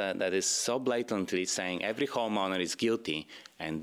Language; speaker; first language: English; non-native, fluent; Bulgarian